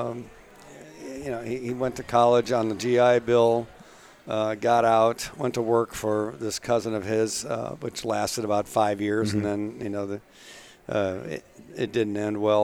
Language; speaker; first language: English; native; English